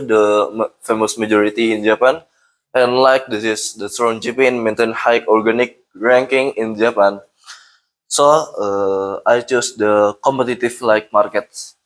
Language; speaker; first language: English; non-native, learner; Indonesian